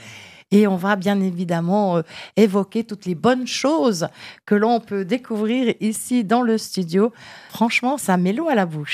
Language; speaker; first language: French; native; French